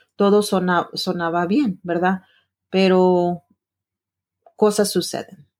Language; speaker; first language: Spanish; early bilingual, heritage; Spanish